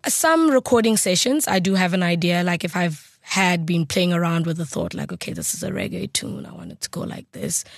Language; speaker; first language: English; non-native, local second language; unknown